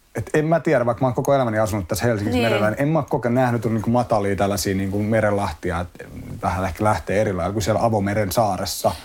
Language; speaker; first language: Finnish; native; Finnish